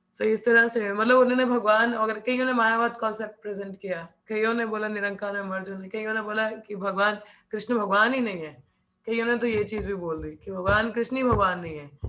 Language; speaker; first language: Hindi; non-native, local second language; Punjabi